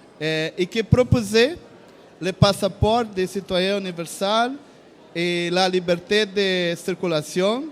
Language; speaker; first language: French; non-native, learner; Portuguese